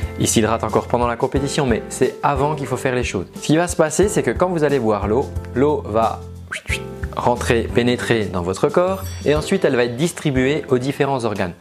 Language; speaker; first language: French; native; French